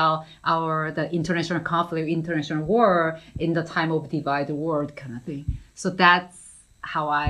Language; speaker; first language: English; non-native, fluent; Korean